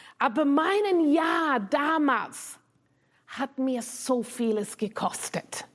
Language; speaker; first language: German; non-native, fluent; English